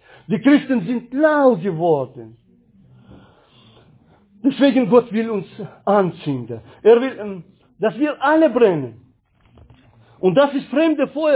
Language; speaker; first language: German; non-native, learner; Russian